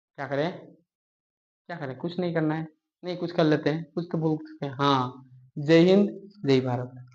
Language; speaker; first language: Hindi; non-native, local second language; Bangla